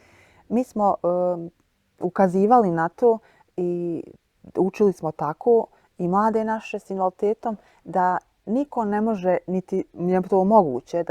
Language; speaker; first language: Bosnian; native; Bosnian